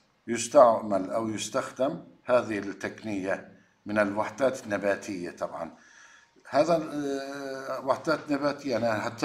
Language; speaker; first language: Arabic; non-native, learner; Turkish